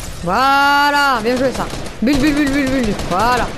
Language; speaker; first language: French; native; French